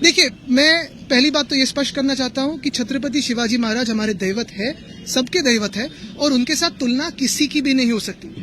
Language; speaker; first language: Hindi; non-native, local second language; Marathi